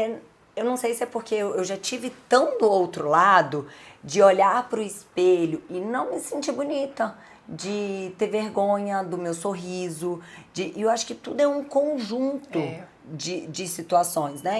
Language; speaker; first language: Portuguese; native; Portuguese